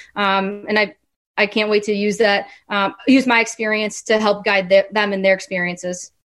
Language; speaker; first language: English; native; English